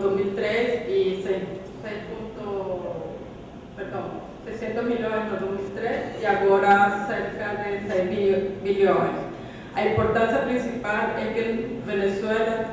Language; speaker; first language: Portuguese; non-native, fluent; Spanish